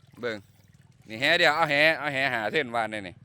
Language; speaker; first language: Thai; non-native, local second language; Lao